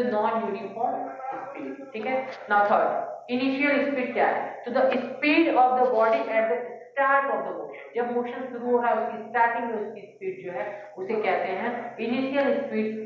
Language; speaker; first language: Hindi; native; Hindi